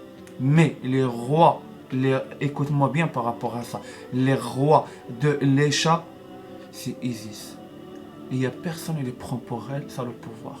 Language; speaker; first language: French; non-native, learner; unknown